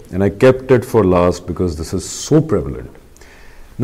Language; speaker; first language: English; non-native, local second language; Urdu